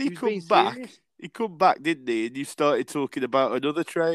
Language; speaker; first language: English; native; English